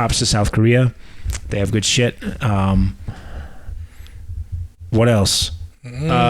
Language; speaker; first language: English; native; English